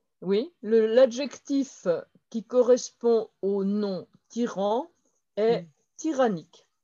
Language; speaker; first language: French; native; French